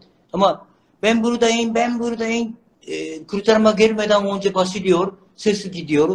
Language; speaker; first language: Turkish; non-native, learner; Japanese